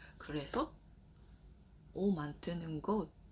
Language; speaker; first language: Korean; non-native, learner; Japanese